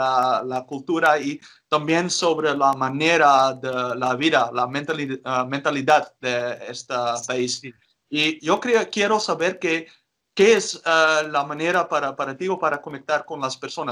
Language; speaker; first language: Spanish; non-native, learner; Dutch